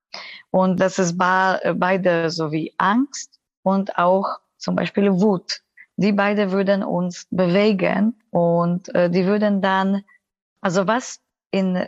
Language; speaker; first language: German; non-native, fluent; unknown